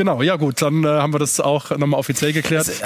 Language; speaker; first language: German; native; German